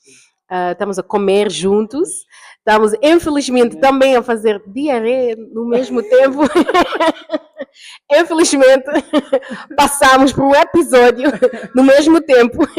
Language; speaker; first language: Portuguese; non-native, fluent; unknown